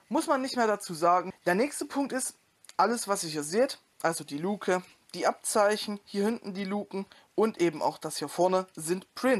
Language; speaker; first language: German; native; German